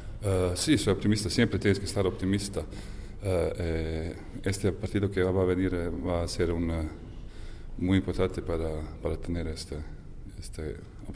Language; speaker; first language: Spanish; non-native, fluent; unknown